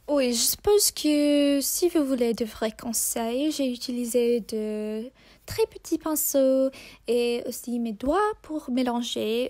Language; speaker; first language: French; non-native, learner; English